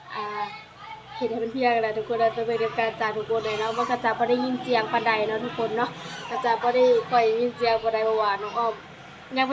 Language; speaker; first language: Thai; non-native, local second language; Lao